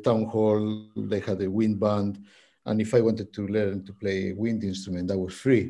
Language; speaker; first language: English; non-native, fluent; Spanish